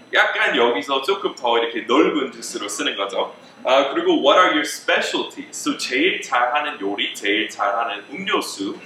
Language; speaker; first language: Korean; native; Korean